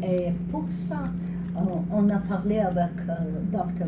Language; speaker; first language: French; non-native, learner; English